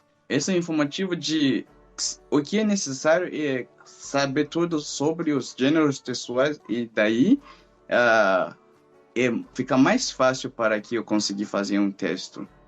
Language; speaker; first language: Portuguese; non-native, fluent; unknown